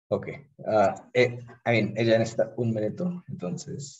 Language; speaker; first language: Spanish; non-native, fluent; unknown